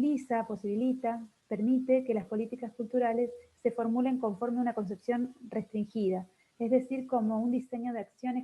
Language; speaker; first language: Spanish; native; Spanish